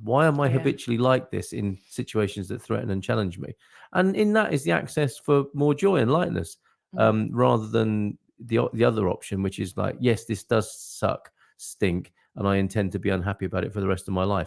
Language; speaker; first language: English; native; English